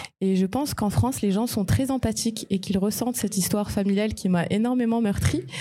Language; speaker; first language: French; non-native, local second language; Arabic